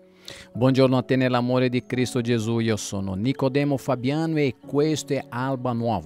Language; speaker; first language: Italian; non-native, fluent; Portuguese